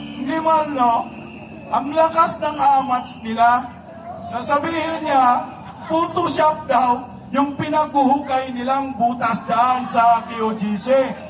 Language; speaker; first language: Filipino; non-native, local second language; Cebuano